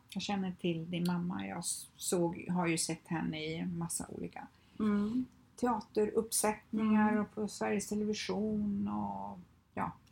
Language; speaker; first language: Swedish; native; Swedish